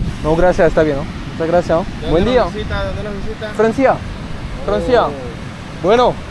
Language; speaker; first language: Spanish; non-native, learner; French